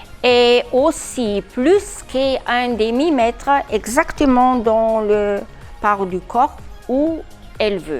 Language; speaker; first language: French; non-native, learner; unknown